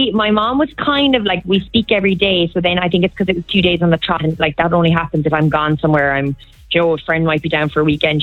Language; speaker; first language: English; native; English